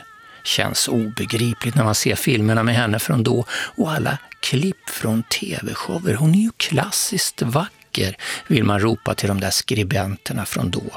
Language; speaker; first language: Swedish; native; Swedish